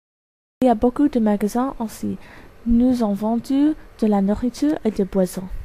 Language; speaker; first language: French; non-native, learner; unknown